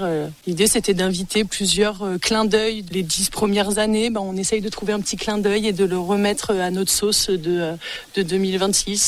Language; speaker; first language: French; native; French